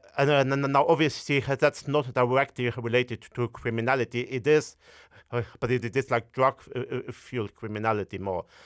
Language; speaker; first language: English; non-native, fluent; Luxembourgish